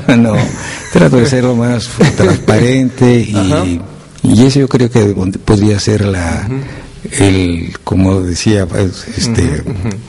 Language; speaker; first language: Spanish; native; Spanish